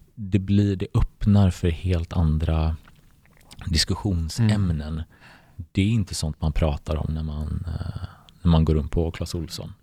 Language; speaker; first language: Swedish; early bilingual, other home language; Bosnian